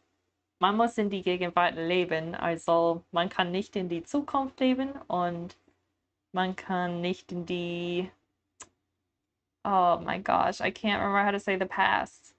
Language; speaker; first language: German; non-native, learner; English